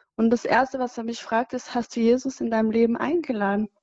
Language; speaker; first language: German; non-native, fluent; Kinyarwanda